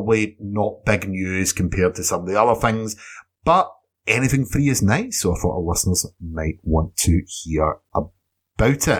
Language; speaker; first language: English; native; English